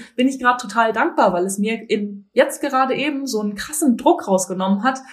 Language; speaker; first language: German; native; German